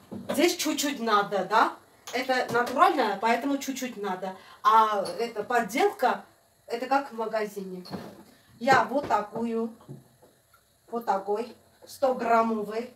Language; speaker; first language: Russian; non-native, fluent; Armenian